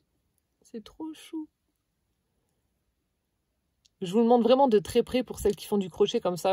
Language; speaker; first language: French; native; French